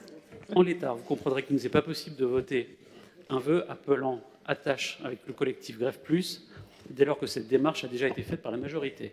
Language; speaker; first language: French; native; French